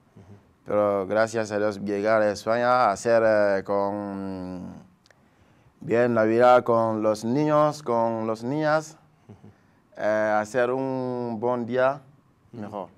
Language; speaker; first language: Spanish; non-native, learner; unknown